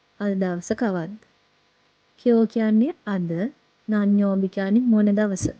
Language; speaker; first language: Sinhala; native; Sinhala